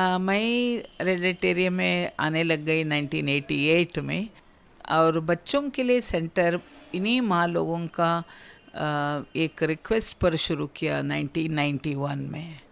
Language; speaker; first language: Hindi; non-native, local second language; Kannada